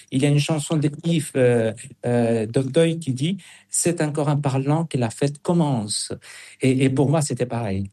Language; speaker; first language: French; non-native, fluent; Spanish